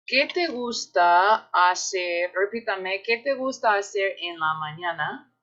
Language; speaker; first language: Spanish; non-native, fluent; English